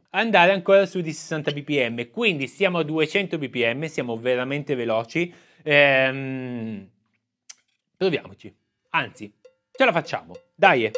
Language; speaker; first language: Italian; native; Italian